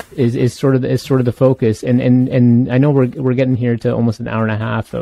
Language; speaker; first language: English; native; English